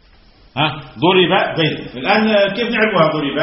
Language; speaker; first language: Arabic; native; Arabic